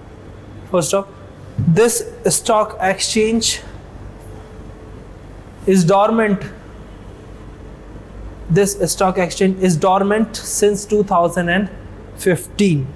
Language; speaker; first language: English; non-native, local second language; Hindi